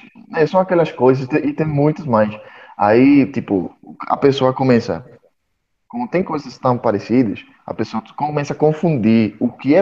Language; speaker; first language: Portuguese; non-native, fluent; Spanish